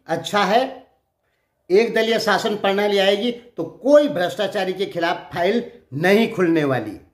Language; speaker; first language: Hindi; native; Hindi